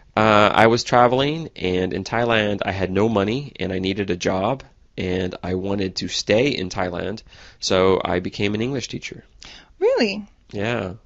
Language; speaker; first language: English; native; English